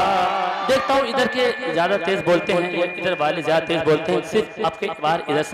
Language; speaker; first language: Hindi; native; Hindi